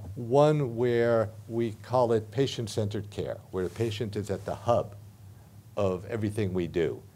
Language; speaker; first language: English; native; English